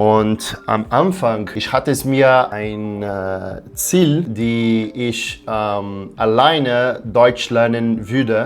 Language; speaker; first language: German; non-native, learner; Portuguese